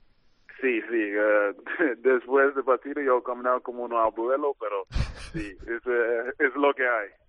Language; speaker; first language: Spanish; non-native, learner; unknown